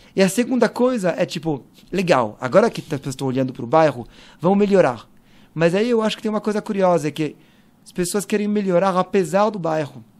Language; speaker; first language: Portuguese; non-native, fluent; French